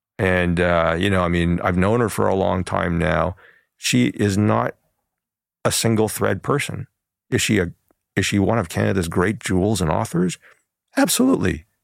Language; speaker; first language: English; early bilingual, other home language; Chinese